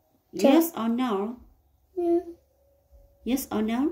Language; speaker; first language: English; non-native, learner; Vietnamese